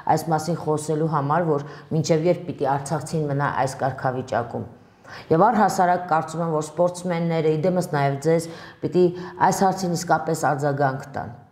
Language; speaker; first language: Armenian; native; Armenian